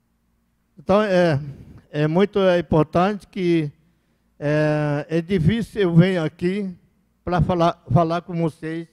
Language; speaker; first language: Portuguese; non-native, local second language; Yanomámi